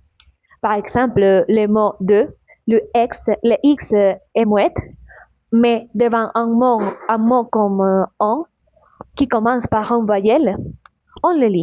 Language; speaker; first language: French; non-native, learner; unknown